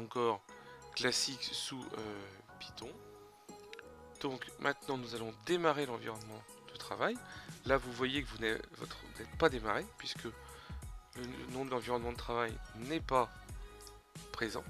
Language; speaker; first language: French; native; French